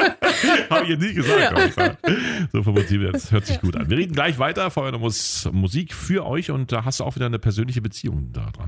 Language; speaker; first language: German; native; German